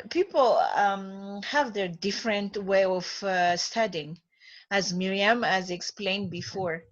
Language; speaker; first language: English; non-native, fluent; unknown